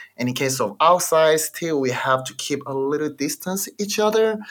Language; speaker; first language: English; non-native, fluent; Korean